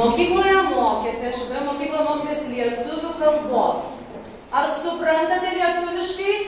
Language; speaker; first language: Lithuanian; native; Lithuanian